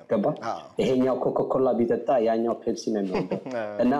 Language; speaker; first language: Amharic; early bilingual, other home language; English